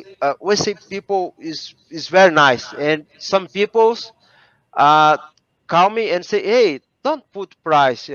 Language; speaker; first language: English; non-native, learner; Portuguese